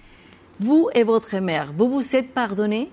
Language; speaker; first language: French; non-native, learner; Spanish